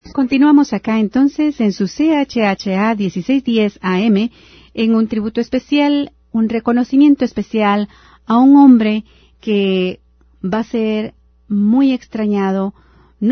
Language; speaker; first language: Spanish; native; Spanish